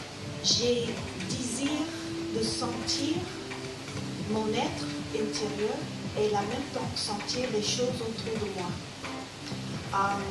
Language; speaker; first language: French; non-native, learner; English